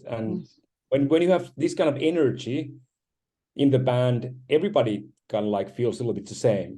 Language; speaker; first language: English; non-native, fluent; Finnish